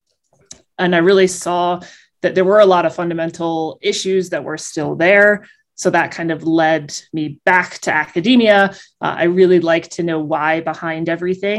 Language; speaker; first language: English; native; English